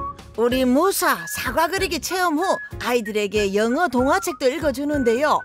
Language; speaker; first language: Korean; native; Korean